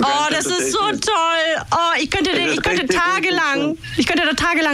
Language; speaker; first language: German; native; German